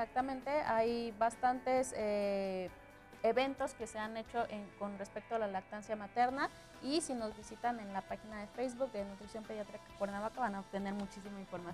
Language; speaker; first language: Spanish; native; Spanish